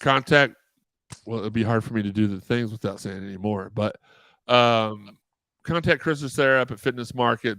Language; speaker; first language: English; native; English